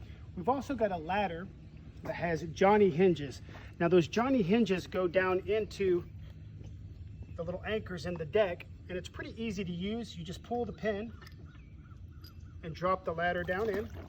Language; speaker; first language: English; native; English